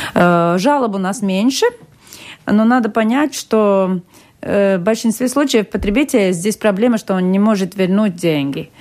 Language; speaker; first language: Russian; non-native, local second language; Latvian